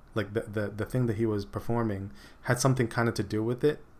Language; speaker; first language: English; early bilingual, other home language; Filipino